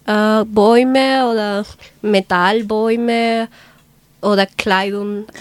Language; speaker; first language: German; non-native, learner; Spanish